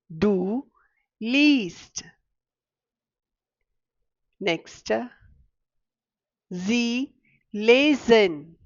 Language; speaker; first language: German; non-native, fluent; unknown